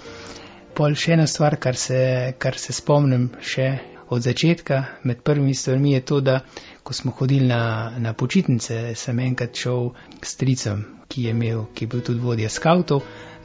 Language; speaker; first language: Slovenian; early bilingual, heritage; Slovenian